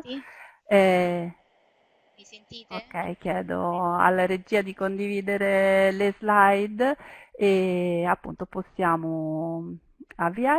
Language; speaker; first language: Italian; native; Italian